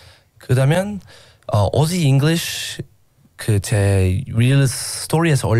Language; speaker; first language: Korean; non-native, learner; English